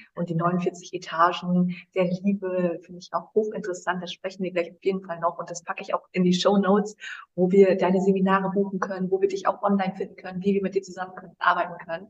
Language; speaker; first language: German; early bilingual, other home language; Vietnamese